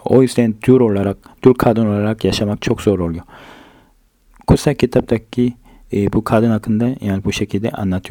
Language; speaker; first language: Turkish; non-native, fluent; Korean